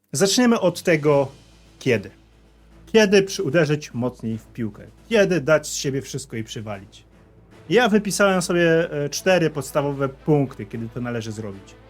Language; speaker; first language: Polish; native; Polish